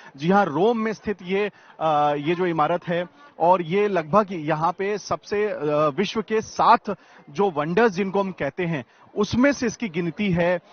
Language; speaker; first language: Hindi; native; Hindi